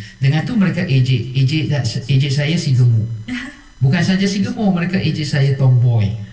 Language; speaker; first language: Malay; non-native, local second language; Chinese